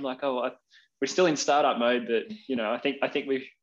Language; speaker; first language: English; native; English